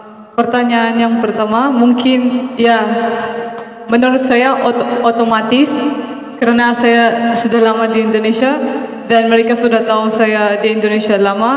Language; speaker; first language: Indonesian; non-native, fluent; Maranao